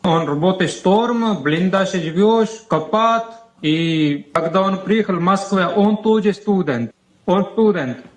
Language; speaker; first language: Russian; non-native, learner; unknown